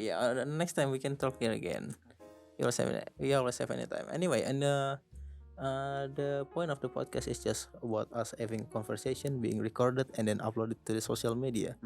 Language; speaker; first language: English; non-native, learner; Indonesian